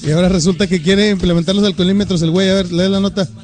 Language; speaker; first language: Spanish; native; Spanish